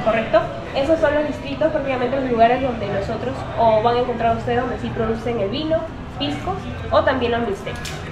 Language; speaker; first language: Spanish; native; Spanish